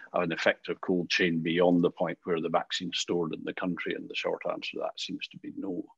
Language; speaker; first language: English; native; English